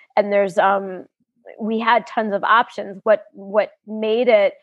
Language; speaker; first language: English; native; English